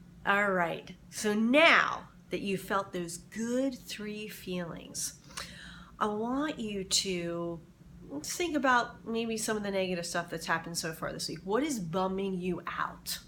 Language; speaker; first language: English; native; English